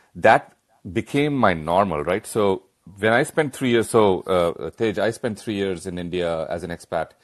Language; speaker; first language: English; non-native, local second language; Hindi